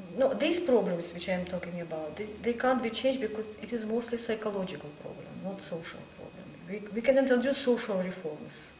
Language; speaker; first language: English; non-native, fluent; Russian